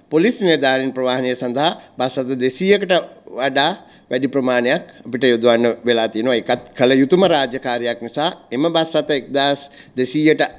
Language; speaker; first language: Sinhala; native; Sinhala